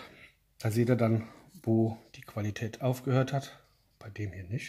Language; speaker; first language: German; native; German